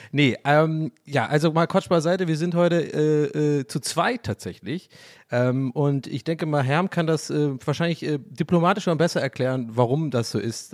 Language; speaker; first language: German; native; German